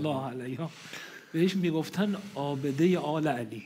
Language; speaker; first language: Persian; native; Persian